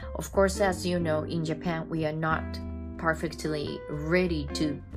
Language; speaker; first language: English; non-native, fluent; Japanese